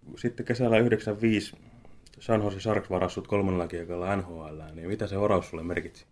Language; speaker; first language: Finnish; native; Finnish